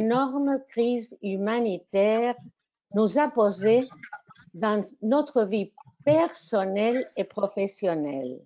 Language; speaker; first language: French; non-native, fluent; Spanish